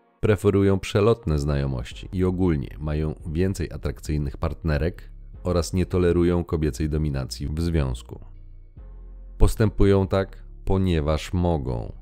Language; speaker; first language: Polish; native; Polish